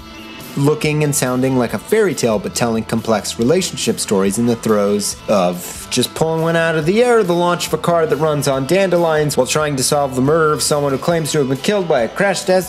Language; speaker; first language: English; native; English